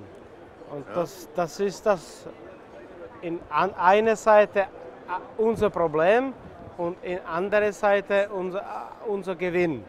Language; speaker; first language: German; non-native, fluent; Czech